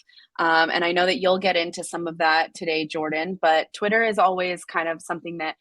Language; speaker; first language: English; native; English